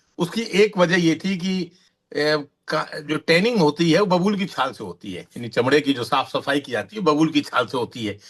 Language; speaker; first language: Hindi; native; Hindi